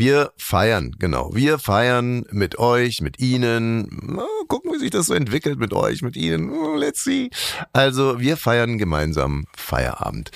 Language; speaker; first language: German; native; German